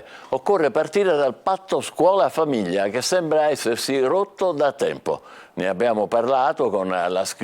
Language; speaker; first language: Italian; native; Italian